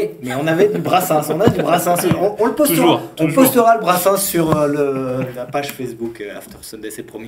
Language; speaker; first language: French; native; French